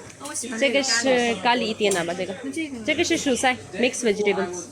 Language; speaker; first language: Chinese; non-native, learner; Urdu